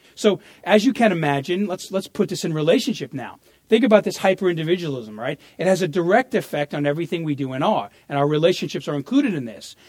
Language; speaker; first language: English; early bilingual, other home language; Italian